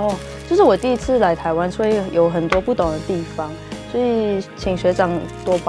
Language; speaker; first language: Chinese; non-native, fluent; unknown